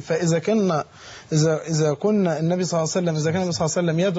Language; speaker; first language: Arabic; native; Arabic